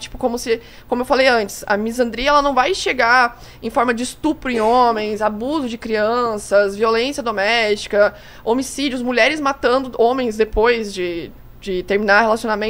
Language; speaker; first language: Portuguese; native; Portuguese